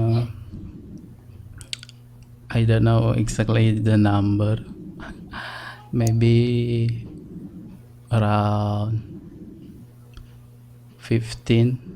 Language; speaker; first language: English; non-native, learner; Indonesian